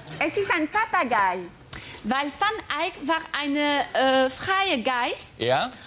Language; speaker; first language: German; non-native, fluent; French